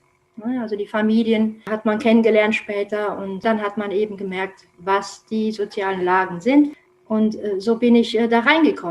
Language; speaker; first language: German; non-native, fluent; Romanian